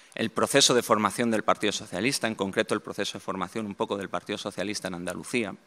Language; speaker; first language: Spanish; native; Spanish